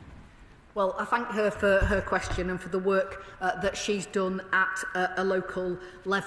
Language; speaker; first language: English; native; English